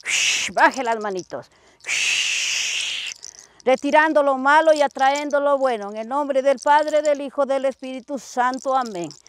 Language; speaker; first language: Spanish; native; Spanish